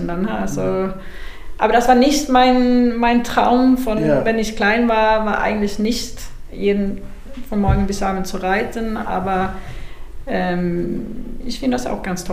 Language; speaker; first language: German; non-native, fluent; Swedish